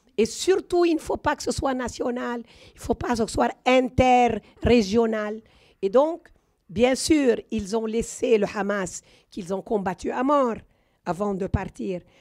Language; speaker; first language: French; non-native, local second language; Arabic